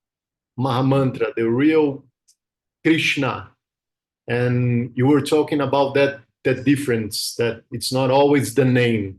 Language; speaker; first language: English; non-native, fluent; Portuguese